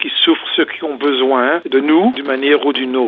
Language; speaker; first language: French; native; French